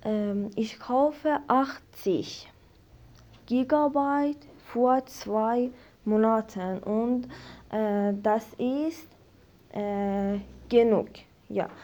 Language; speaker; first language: German; non-native, learner; Persian